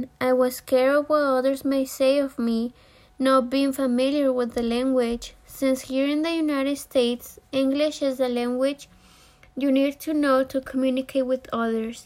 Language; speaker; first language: English; early bilingual, other home language; Spanish